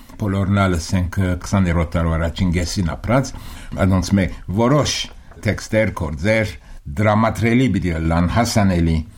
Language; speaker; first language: Armenian; early bilingual, heritage; Armenian